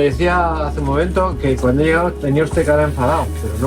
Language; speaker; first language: Spanish; native; Spanish